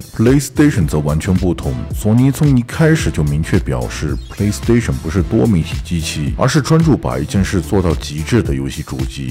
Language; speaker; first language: Chinese; native; Chinese